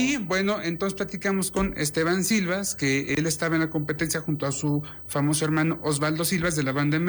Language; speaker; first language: Spanish; native; Spanish